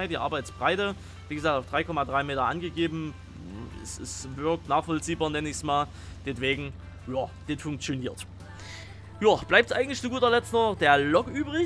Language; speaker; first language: German; native; German